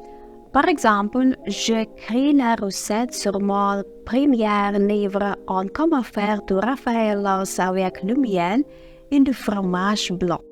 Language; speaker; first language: French; non-native, fluent; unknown